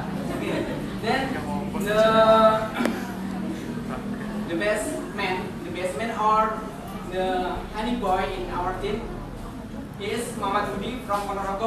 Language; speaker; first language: English; non-native, learner; Indonesian